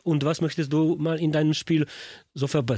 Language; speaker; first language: German; non-native, learner; Polish